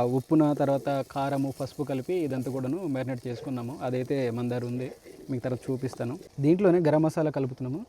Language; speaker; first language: Telugu; native; Telugu